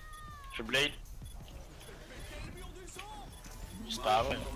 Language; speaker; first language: French; native; French